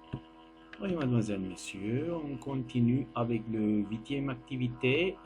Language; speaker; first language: French; non-native, learner; Turkish